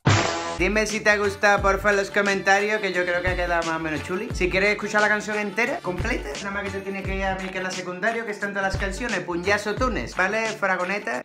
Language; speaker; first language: Spanish; native; Spanish